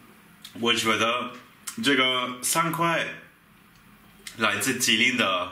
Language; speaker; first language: Chinese; non-native, fluent; German